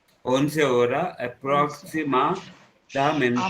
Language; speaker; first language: Spanish; non-native, learner; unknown